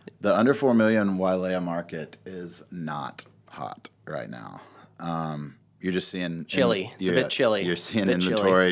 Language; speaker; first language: English; native; English